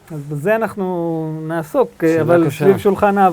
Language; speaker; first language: Hebrew; native; Hebrew